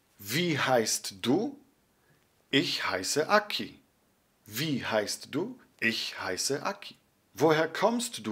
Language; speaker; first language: German; non-native, fluent; Polish